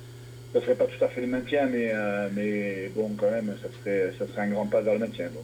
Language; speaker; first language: French; native; French